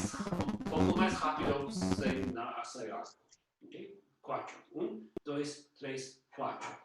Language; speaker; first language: Portuguese; non-native, learner; English